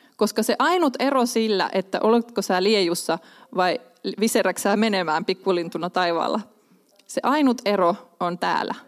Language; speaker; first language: Finnish; non-native, local second language; Swedish